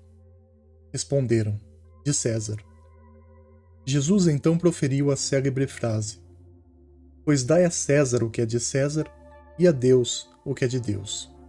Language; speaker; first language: Portuguese; native; Portuguese